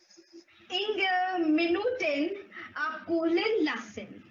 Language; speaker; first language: German; non-native, learner; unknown